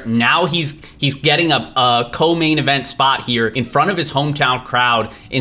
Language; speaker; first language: English; native; English